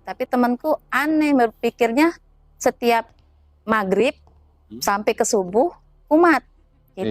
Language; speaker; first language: Indonesian; native; Indonesian